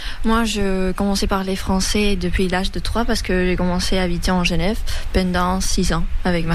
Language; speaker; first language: French; early bilingual, other home language; Spanish